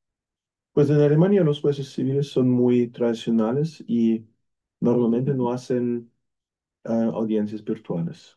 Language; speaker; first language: Spanish; non-native, fluent; German